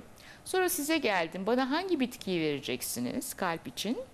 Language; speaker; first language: Turkish; native; Turkish